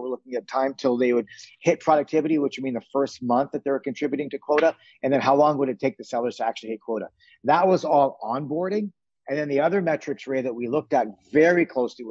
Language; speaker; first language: English; native; English